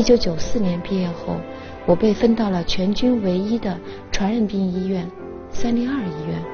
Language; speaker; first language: Chinese; native; Chinese